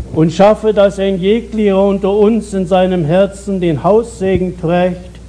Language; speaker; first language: German; native; German